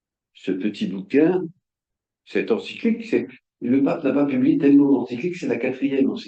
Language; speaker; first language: French; native; French